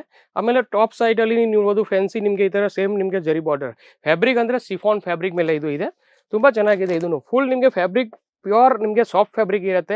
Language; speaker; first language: Kannada; non-native, local second language; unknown